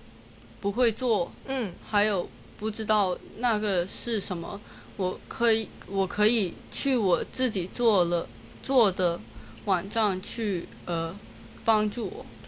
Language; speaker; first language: Chinese; non-native, local second language; Cantonese